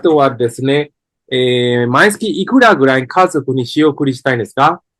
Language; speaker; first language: Japanese; non-native, fluent; Burmese